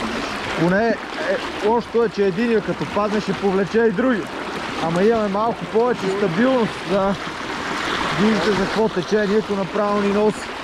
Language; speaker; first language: Bulgarian; native; Bulgarian